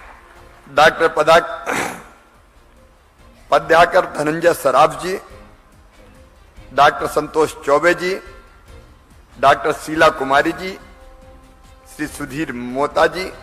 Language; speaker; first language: Hindi; native; Hindi